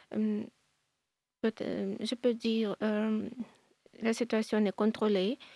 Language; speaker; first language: French; non-native, learner; Ukrainian